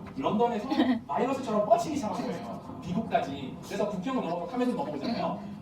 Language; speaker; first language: Korean; non-native, fluent; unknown